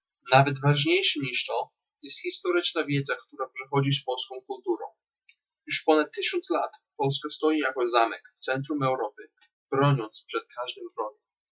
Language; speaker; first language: Polish; early bilingual, heritage; Polish